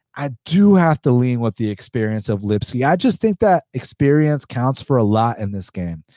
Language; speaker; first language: English; early bilingual, other home language; Spanish